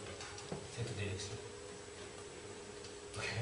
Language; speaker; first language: French; non-native, fluent; Turkish